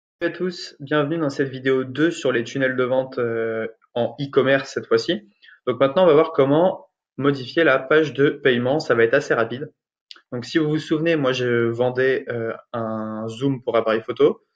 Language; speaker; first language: French; native; French